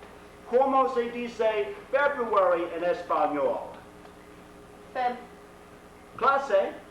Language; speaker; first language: Spanish; non-native, fluent; English